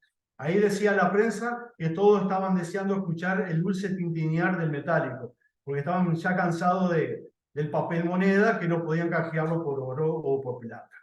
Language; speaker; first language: Spanish; native; Spanish